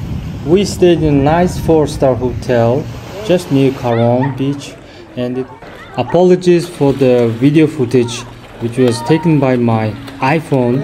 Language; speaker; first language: English; non-native, fluent; Mongolian